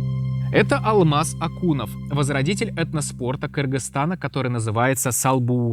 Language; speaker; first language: Russian; native; Russian